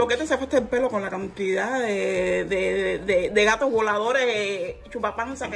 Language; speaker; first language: Spanish; native; Spanish